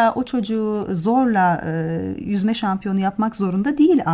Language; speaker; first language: Turkish; native; Turkish